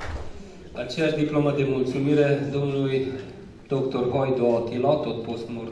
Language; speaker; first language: Romanian; native; Romanian